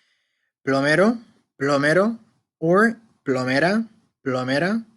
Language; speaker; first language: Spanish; non-native, fluent; Arabic